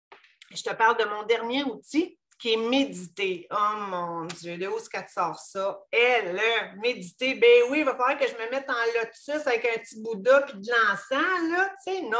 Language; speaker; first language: French; native; French